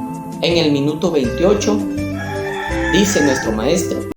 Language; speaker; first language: Spanish; native; Spanish